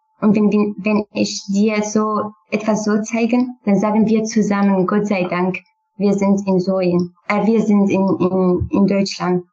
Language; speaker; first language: German; non-native, learner; Kurdish